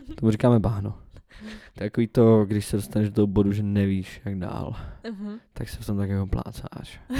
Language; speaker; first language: Czech; native; Czech